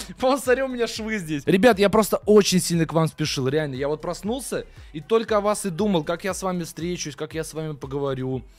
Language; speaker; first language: Russian; native; Russian